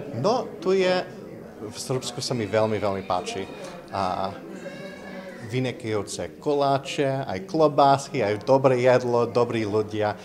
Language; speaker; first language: Slovak; early bilingual, heritage; Slovak